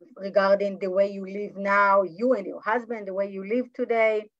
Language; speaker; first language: English; non-native, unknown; Hebrew